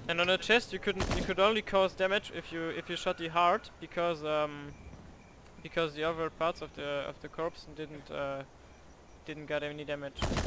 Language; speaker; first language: English; non-native, learner; German